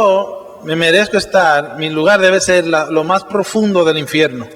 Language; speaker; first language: Spanish; native; Spanish